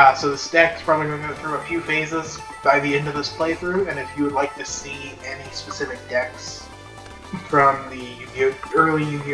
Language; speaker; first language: English; native; English